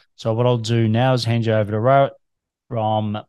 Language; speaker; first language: English; native; English